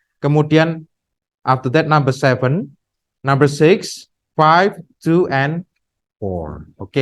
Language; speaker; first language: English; non-native, fluent; Indonesian